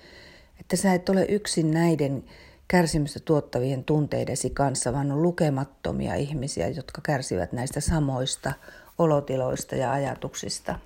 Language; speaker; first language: Finnish; native; Finnish